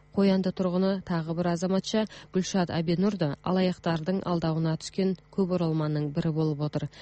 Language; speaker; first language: Kazakh; native; Kazakh